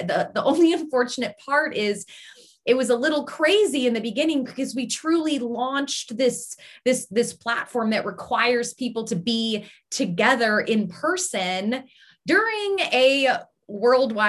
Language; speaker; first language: English; native; English